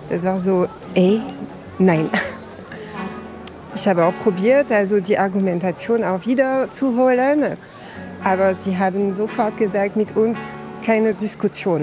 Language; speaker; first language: German; non-native, fluent; French